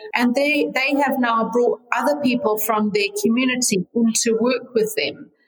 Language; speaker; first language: English; native; English